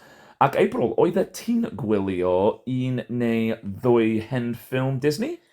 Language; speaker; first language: Welsh; non-native, fluent; English